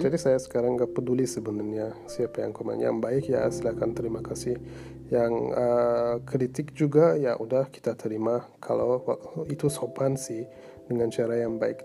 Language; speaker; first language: Indonesian; non-native, fluent; Turkish